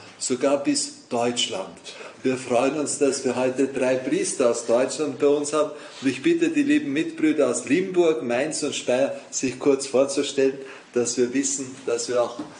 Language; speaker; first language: German; native; German